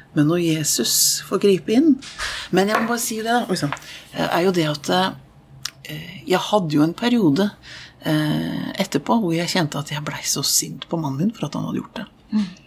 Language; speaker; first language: Norwegian; native; Norwegian